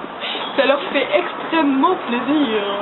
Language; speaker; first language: French; native; French